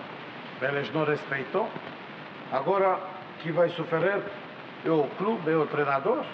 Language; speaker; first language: Portuguese; non-native, learner; Romanian